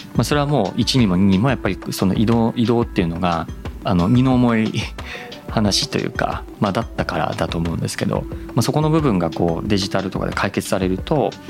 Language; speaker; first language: Japanese; native; Japanese